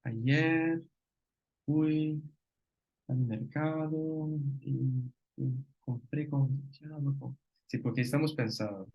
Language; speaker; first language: Spanish; non-native, fluent; Portuguese